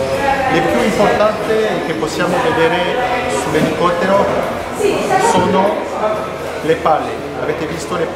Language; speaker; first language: Italian; non-native, fluent; French